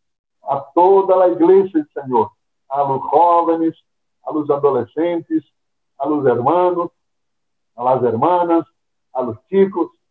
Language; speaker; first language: Spanish; non-native, fluent; Portuguese